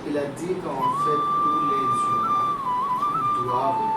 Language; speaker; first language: French; non-native, learner; Hindi